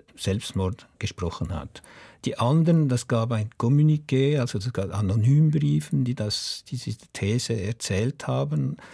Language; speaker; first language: German; non-native, local second language; French